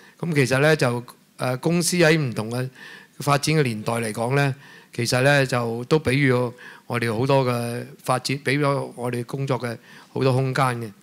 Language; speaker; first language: Cantonese; native; Cantonese